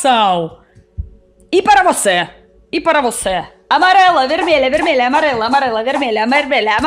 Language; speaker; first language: Portuguese; non-native, learner; Russian